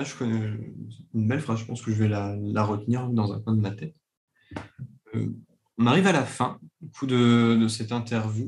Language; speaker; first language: French; native; French